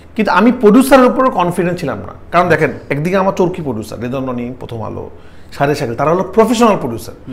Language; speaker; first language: Bangla; native; Bangla